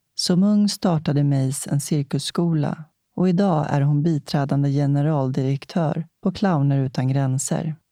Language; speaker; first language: Swedish; native; Swedish